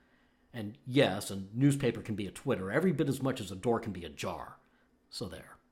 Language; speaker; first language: English; native; English